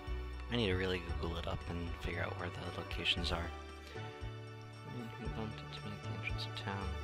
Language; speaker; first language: English; native; English